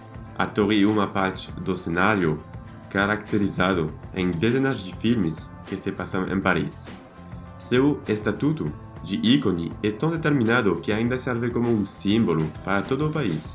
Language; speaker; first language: Portuguese; non-native, fluent; French